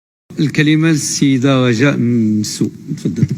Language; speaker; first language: Arabic; native; Arabic